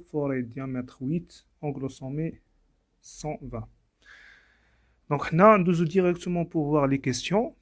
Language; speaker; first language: French; non-native, local second language; Arabic